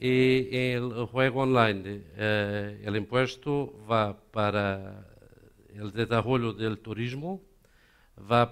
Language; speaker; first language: Spanish; non-native, learner; Portuguese